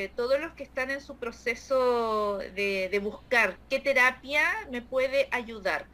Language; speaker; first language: Spanish; native; Spanish